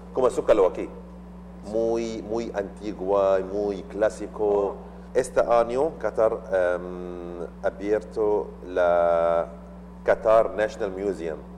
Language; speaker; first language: Spanish; non-native, learner; Arabic